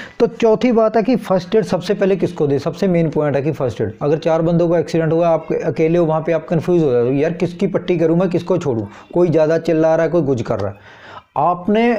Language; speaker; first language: Hindi; non-native, local second language; Punjabi